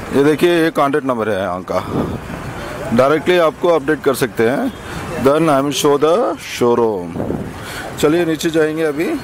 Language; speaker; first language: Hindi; non-native, local second language; Tamil